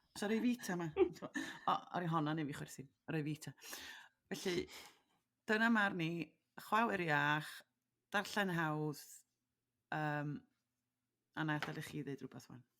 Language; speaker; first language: Welsh; native; Welsh